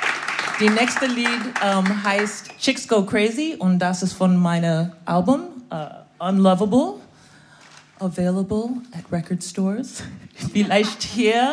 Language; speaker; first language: German; non-native, learner; English